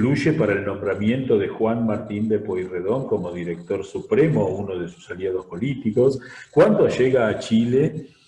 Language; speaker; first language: Spanish; native; Spanish